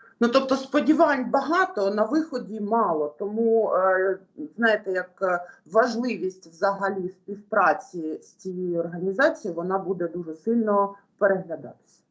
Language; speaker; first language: Ukrainian; native; Ukrainian